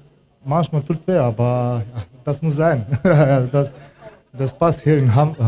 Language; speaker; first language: German; non-native, learner; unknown